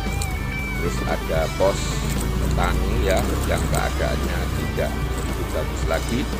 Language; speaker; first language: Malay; non-native, local second language; Javanese